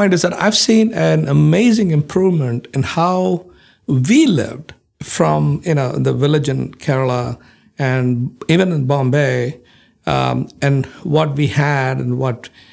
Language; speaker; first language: English; non-native, local second language; Malayalam